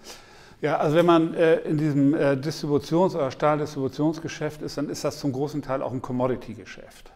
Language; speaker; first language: German; native; German